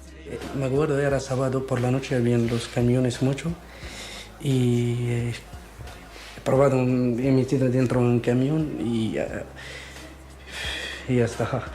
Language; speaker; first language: Spanish; non-native, fluent; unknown